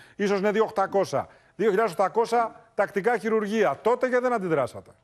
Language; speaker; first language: Greek; native; Greek